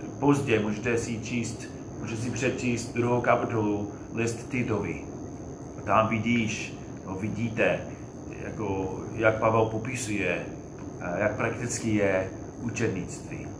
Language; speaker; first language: Czech; non-native, fluent; English